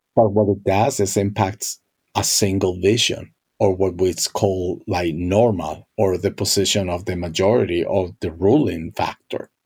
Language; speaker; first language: English; non-native, fluent; Spanish